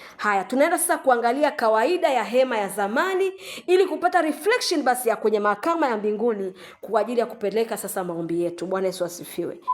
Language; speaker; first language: Swahili; native; Swahili